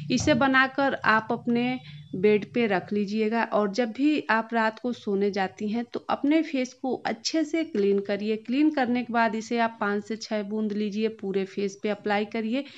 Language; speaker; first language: Hindi; native; Hindi